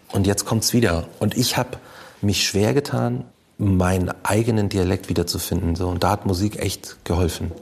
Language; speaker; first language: German; native; German